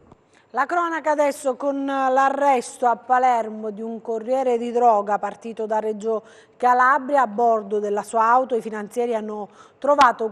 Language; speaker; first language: Italian; native; Italian